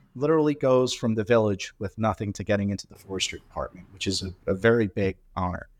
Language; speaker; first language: English; early bilingual, other home language; Hindi